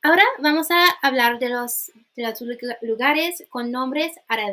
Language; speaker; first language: Spanish; non-native, fluent; English